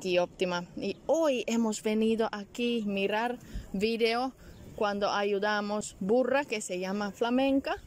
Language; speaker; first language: Spanish; non-native, learner; Finnish